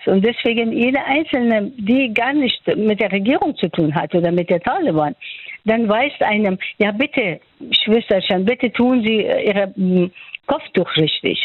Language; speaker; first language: German; non-native, fluent; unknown